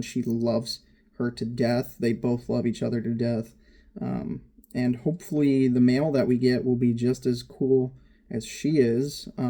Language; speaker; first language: English; native; English